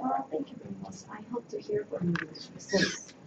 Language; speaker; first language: English; non-native, learner; Korean